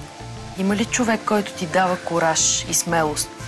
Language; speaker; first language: Bulgarian; native; Bulgarian